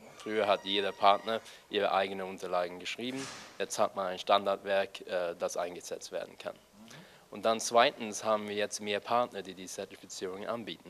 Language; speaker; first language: German; non-native, fluent; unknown